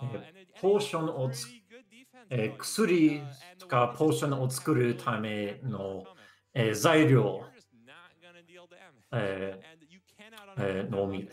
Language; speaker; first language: Japanese; non-native, learner; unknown